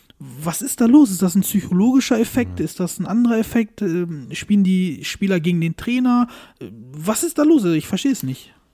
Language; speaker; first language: German; early bilingual, other home language; Turkish